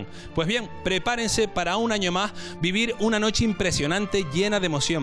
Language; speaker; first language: Spanish; native; Spanish